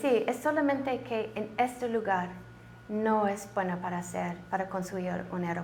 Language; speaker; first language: Spanish; non-native, learner; English